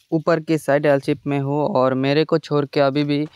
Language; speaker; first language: Hindi; non-native, local second language; Bangla